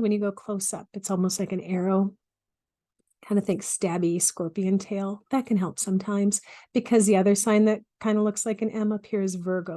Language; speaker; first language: English; native; English